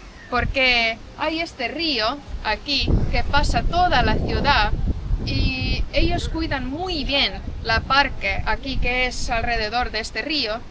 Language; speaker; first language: Spanish; non-native, fluent; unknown